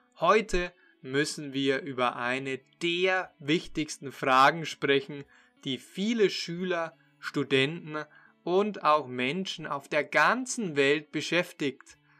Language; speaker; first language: German; native; German